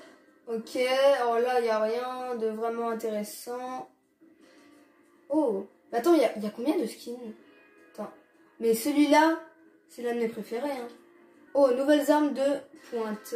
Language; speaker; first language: French; native; French